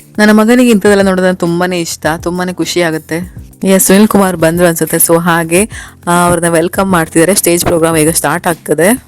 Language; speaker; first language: Kannada; non-native, local second language; Tulu